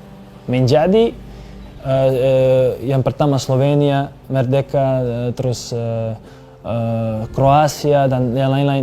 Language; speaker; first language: Indonesian; non-native, fluent; Serbian